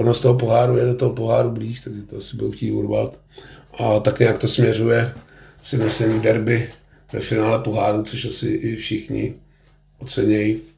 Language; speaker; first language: Czech; native; Czech